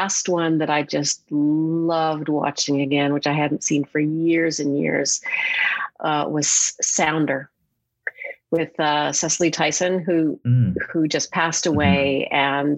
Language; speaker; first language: English; native; English